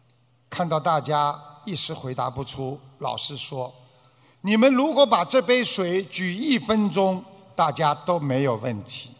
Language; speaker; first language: Chinese; native; Chinese